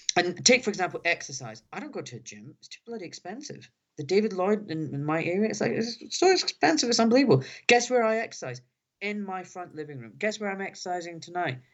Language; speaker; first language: English; native; English